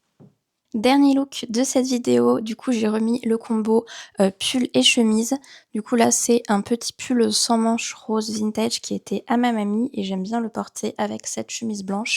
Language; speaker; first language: French; native; French